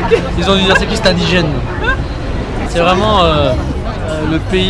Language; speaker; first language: French; native; French